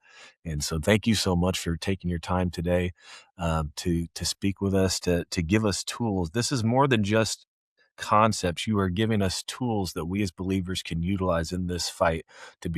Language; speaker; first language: English; native; English